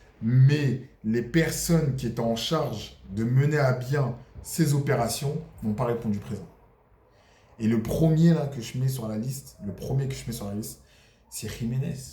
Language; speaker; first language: French; native; French